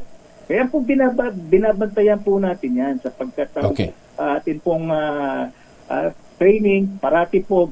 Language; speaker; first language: Filipino; native; Filipino